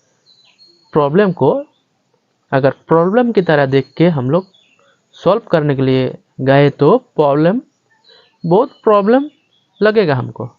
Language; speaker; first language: Hindi; non-native, local second language; Bangla